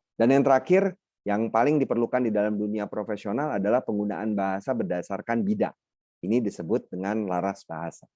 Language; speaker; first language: Indonesian; non-native, local second language; Minangkabau